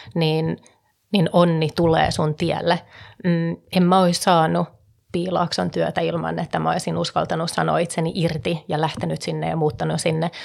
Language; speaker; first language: Finnish; early bilingual, heritage; Finnish